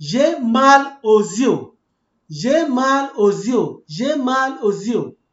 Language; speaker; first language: French; non-native, fluent; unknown